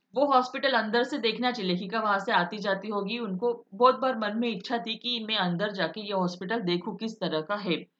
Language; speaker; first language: Hindi; non-native, local second language; Marathi